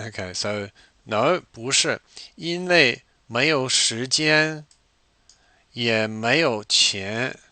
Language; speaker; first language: Chinese; non-native, fluent; English